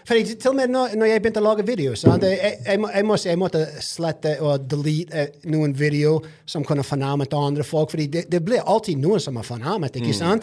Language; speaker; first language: Norwegian; non-native, fluent; English